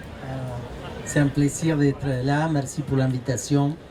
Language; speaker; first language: French; non-native, fluent; Spanish